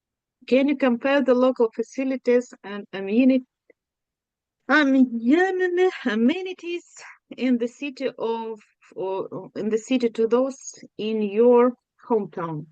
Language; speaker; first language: English; non-native, learner; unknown